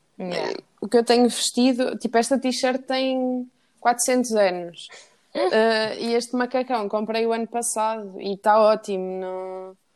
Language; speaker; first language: Portuguese; native; Portuguese